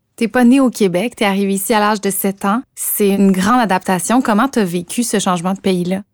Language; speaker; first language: French; native; French